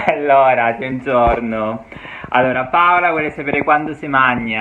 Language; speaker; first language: Italian; native; Italian